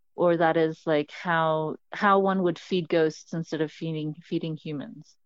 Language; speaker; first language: English; non-native, local second language; Cantonese